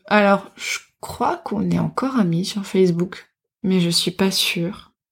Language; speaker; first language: French; early bilingual, heritage; French